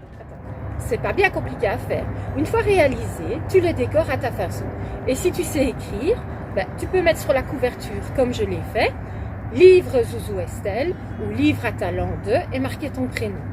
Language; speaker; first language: French; native; French